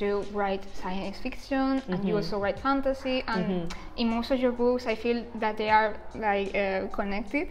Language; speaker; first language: English; non-native, fluent; Spanish